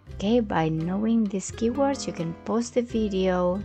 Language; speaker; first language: English; non-native, fluent; Indonesian